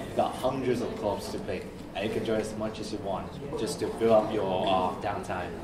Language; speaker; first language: English; non-native, fluent; Chinese